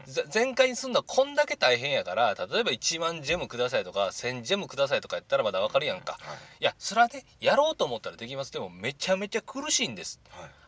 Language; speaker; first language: Japanese; native; Japanese